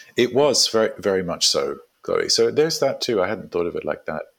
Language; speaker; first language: English; native; English